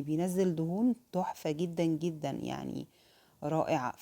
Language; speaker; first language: Arabic; native; Arabic